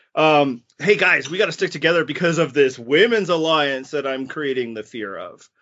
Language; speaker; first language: English; native; English